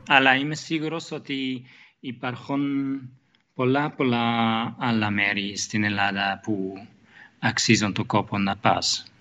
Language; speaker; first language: Greek; non-native, fluent; German